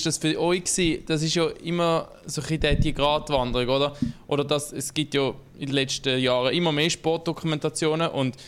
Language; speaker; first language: German; native; German